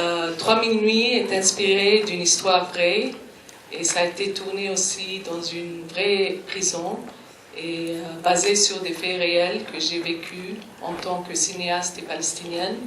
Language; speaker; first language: French; non-native, fluent; Arabic